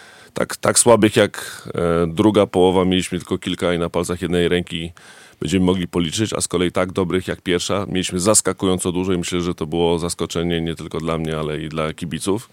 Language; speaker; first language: Polish; native; Polish